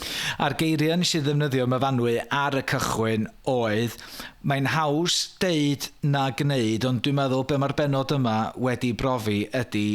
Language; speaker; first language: Welsh; native; Welsh